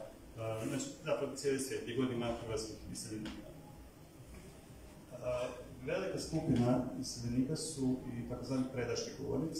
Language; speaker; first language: Croatian; native; Croatian